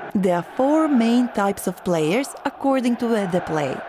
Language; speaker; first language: English; non-native, fluent; Croatian